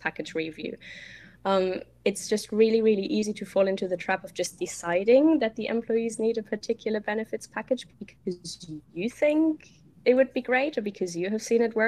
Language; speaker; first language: English; non-native, fluent; German